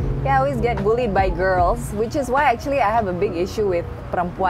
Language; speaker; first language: English; early bilingual, other home language; Indonesian